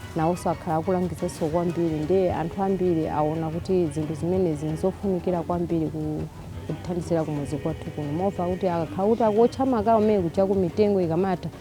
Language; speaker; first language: Nyanja; non-native, local second language; Tumbuka